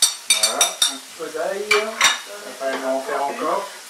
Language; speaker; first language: French; native; French